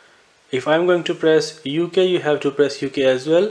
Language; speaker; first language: English; non-native, fluent; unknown